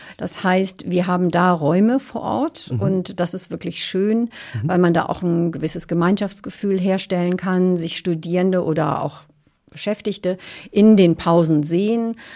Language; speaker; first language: German; native; German